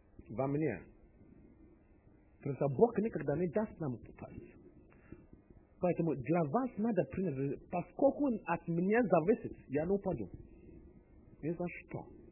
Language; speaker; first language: Russian; non-native, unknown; English